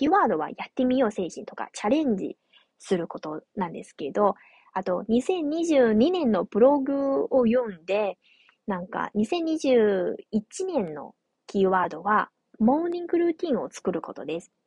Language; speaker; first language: Japanese; non-native, fluent; Chinese